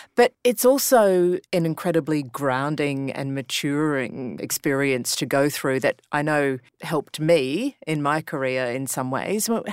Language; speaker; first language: English; native; English